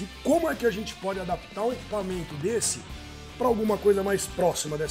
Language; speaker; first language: Portuguese; native; Portuguese